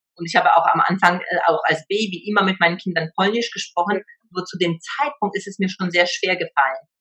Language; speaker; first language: German; early bilingual, other home language; Polish